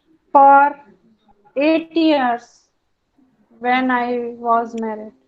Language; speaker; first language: English; non-native, learner; Hindi